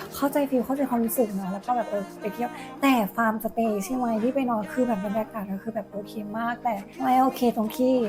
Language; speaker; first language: Thai; native; Thai